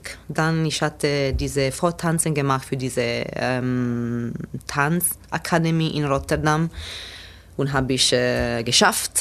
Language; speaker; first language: German; non-native, learner; Italian